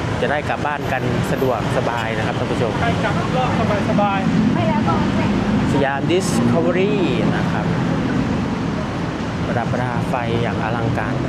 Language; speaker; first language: Thai; native; Thai